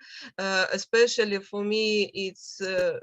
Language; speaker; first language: English; non-native, learner; Russian